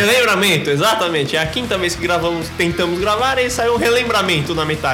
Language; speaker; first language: Portuguese; native; Portuguese